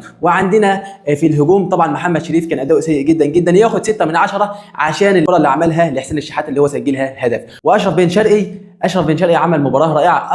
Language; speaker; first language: Arabic; native; Arabic